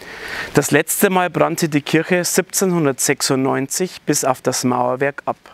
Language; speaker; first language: German; native; German